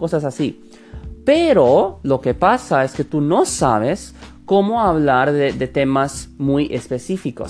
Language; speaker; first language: Spanish; non-native, fluent; English